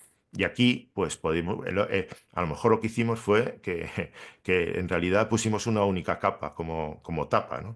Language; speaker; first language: Spanish; native; Spanish